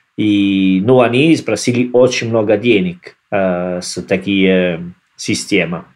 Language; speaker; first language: Russian; non-native, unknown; Italian